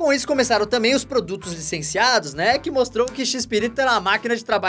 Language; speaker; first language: Portuguese; native; Portuguese